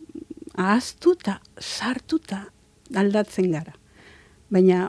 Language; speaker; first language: Basque; non-native, local second language; Spanish